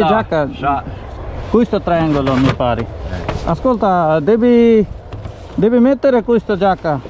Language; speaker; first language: Italian; non-native, learner; Bangla